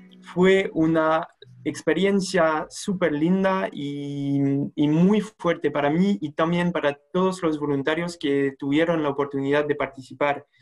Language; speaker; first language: Spanish; non-native, fluent; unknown